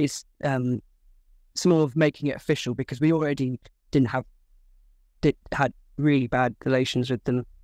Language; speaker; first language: English; native; English